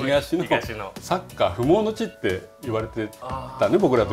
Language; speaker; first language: Japanese; native; Japanese